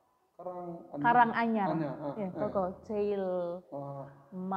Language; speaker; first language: Korean; non-native, learner; Indonesian